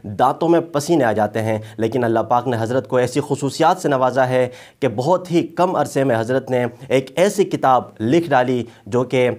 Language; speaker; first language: Urdu; native; Urdu